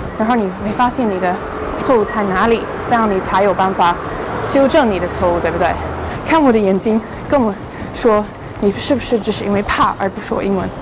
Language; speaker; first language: Chinese; early bilingual, heritage; Chinese